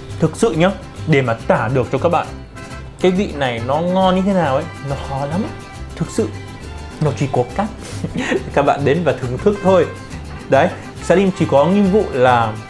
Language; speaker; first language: Vietnamese; non-native, fluent; Arabic